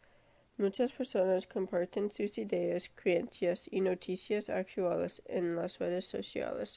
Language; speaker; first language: Spanish; non-native, learner; English